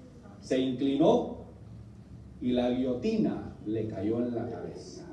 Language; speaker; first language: Spanish; native; Spanish